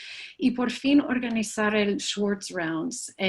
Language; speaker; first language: Spanish; non-native, fluent; English